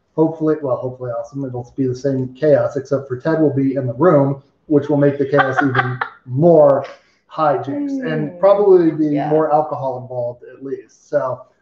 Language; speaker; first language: English; native; English